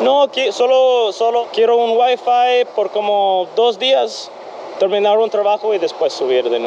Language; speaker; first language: Spanish; non-native, learner; English